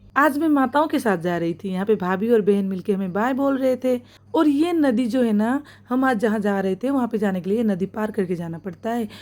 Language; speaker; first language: Hindi; non-native, local second language; Assamese